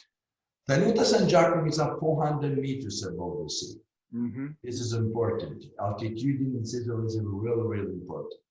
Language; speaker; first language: English; non-native, learner; Italian